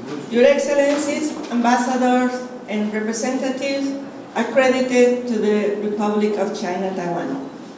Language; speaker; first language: English; non-native, fluent; Spanish